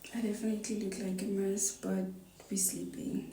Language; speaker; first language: English; non-native, local second language; Zulu